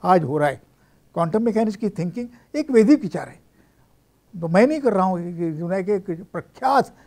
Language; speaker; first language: Hindi; non-native, local second language; Marathi